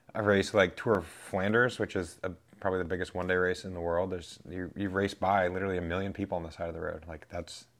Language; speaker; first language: English; native; English